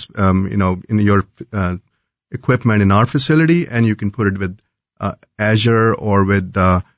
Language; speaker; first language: English; non-native, local second language; Hindi